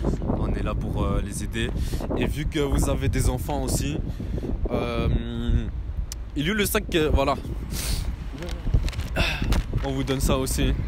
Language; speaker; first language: French; native; French